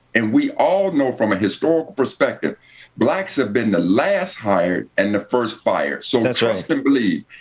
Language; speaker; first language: English; native; English